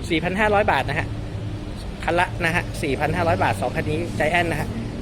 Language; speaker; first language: Thai; native; Thai